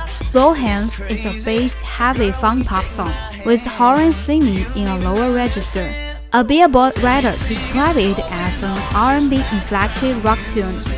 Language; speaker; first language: English; non-native, fluent; Chinese